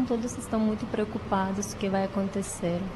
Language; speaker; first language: Portuguese; non-native, fluent; Ukrainian